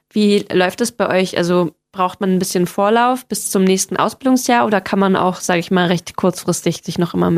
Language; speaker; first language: German; native; German